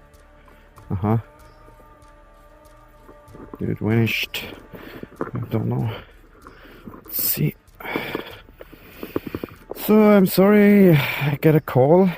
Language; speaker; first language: English; non-native, learner; German